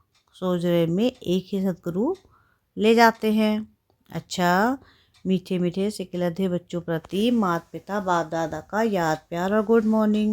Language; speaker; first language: Hindi; native; Hindi